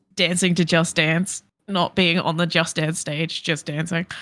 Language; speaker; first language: English; native; English